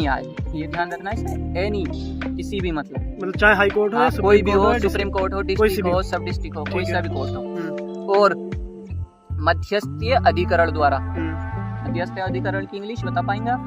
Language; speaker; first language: Hindi; native; Hindi